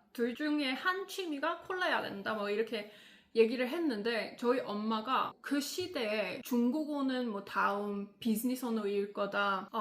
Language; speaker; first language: Korean; non-native, fluent; English